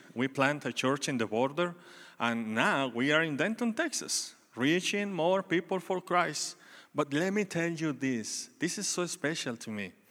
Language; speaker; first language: English; non-native, learner; Spanish